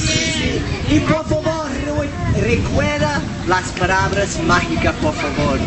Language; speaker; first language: Spanish; non-native, learner; English